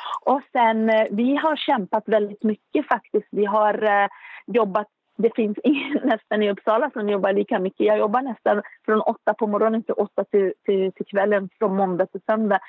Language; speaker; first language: Swedish; non-native, fluent; Arabic